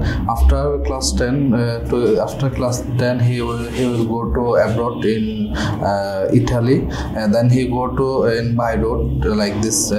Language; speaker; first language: English; non-native, learner; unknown